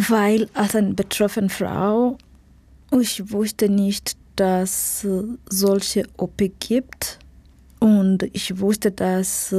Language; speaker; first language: German; non-native, learner; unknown